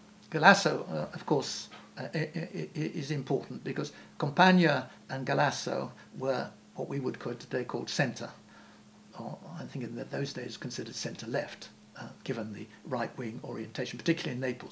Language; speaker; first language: English; native; English